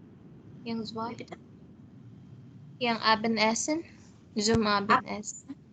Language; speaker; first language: German; non-native, learner; Indonesian